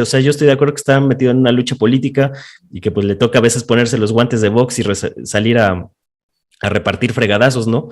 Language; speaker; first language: Spanish; native; Spanish